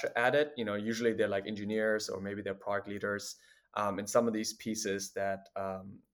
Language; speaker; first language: English; non-native, fluent; German